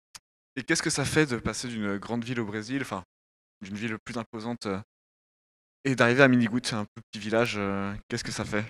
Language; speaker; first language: French; native; French